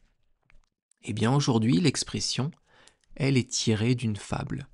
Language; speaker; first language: French; native; French